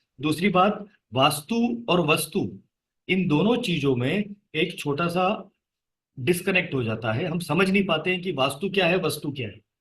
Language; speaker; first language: Hindi; native; Hindi